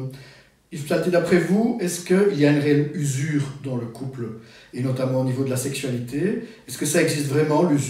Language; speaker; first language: French; native; French